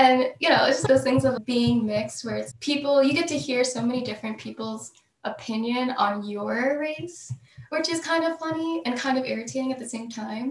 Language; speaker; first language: English; native; English